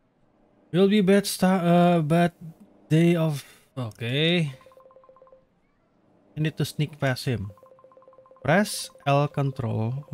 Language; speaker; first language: English; non-native, learner; Indonesian